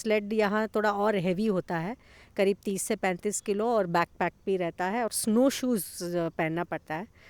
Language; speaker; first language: Hindi; non-native, local second language; Kannada